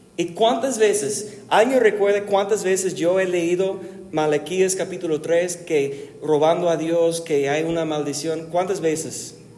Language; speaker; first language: Spanish; non-native, fluent; English